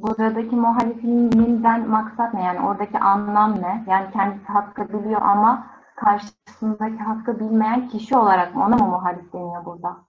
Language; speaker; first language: Turkish; non-native, fluent; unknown